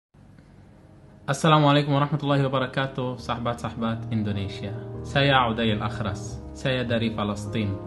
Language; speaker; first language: Indonesian; non-native, fluent; Arabic